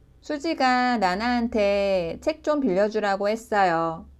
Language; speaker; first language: Korean; non-native, learner; Chinese